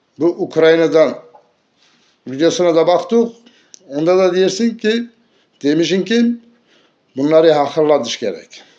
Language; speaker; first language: Turkish; native; Turkish